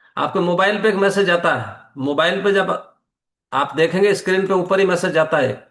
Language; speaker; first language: Hindi; native; Hindi